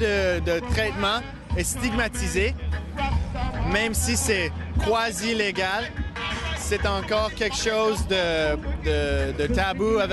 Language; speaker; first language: French; non-native, local second language; English